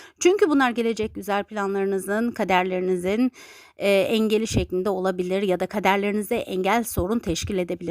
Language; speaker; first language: Turkish; native; Turkish